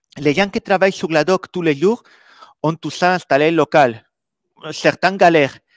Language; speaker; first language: French; non-native, fluent; Spanish